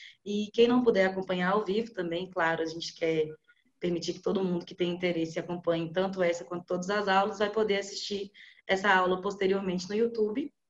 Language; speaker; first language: Portuguese; native; Portuguese